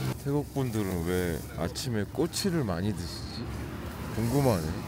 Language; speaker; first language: Korean; native; Korean